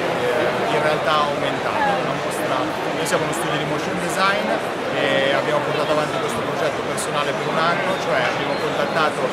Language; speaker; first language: Italian; native; Italian